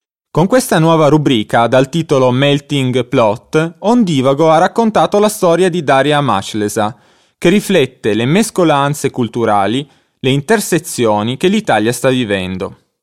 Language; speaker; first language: Italian; native; Italian